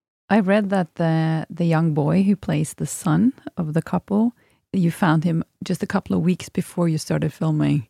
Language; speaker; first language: English; non-native, fluent; Norwegian